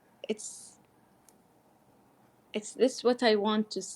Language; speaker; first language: English; non-native, learner; Arabic